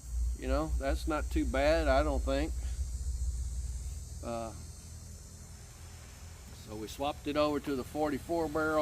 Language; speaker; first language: English; native; English